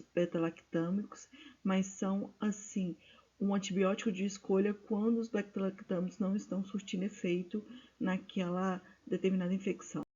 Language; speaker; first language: Portuguese; native; Portuguese